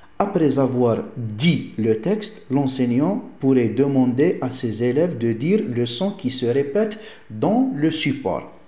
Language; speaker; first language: French; non-native, local second language; Arabic